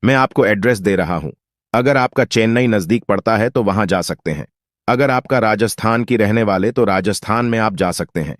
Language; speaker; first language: Hindi; native; Hindi